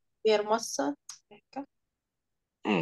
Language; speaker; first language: Finnish; non-native, learner; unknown